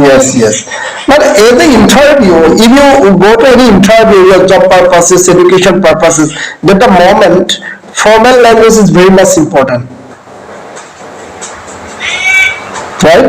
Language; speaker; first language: English; non-native, learner; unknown